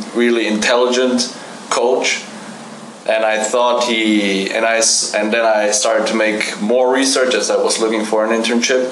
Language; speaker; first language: English; non-native, fluent; German